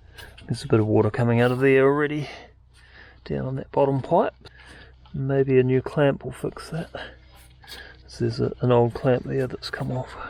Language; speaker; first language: English; native; English